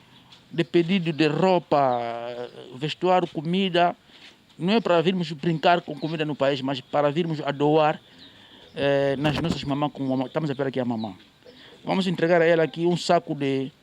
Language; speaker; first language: Portuguese; native; Portuguese